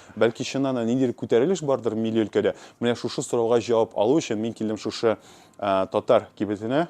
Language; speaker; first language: Tatar; native; Tatar